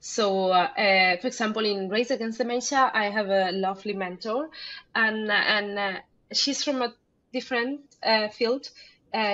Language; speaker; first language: English; non-native, fluent; Spanish